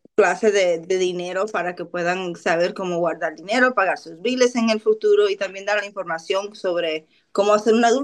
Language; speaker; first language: Spanish; early bilingual, other home language; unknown